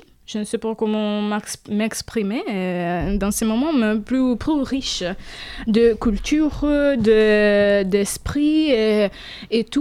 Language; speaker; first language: French; non-native, fluent; Italian